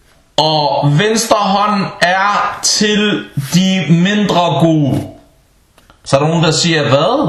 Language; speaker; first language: Danish; non-native, fluent; Arabic